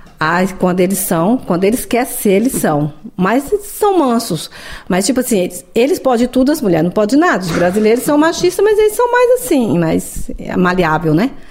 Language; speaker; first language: Portuguese; native; Portuguese